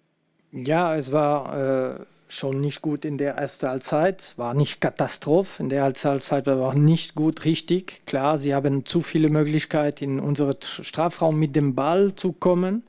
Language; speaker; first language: German; non-native, fluent; French